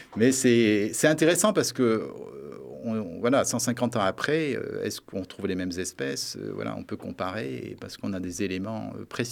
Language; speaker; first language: French; native; French